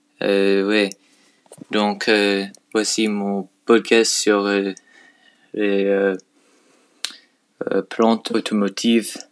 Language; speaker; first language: French; non-native, learner; English